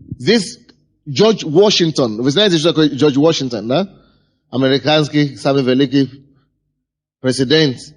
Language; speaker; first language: Russian; non-native, fluent; Yoruba